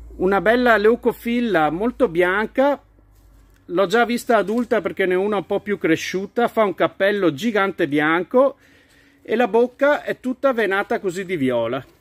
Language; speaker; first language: Italian; native; Italian